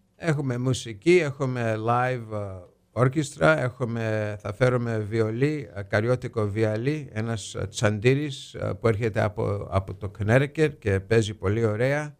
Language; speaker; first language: Greek; early bilingual, heritage; Greek